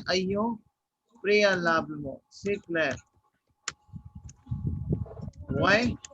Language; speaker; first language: French; non-native, fluent; Hindi